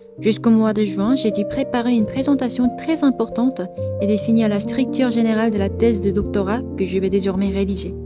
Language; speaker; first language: French; non-native, fluent; Korean